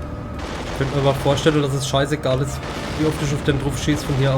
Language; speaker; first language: German; native; German